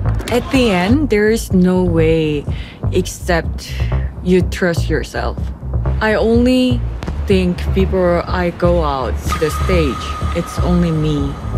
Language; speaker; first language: English; non-native, fluent; Korean